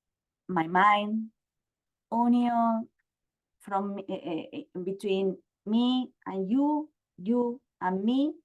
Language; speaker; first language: English; non-native, learner; Spanish